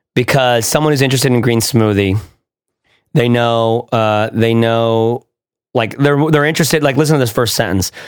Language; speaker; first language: English; native; English